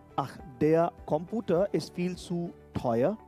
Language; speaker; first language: German; non-native, fluent; Hindi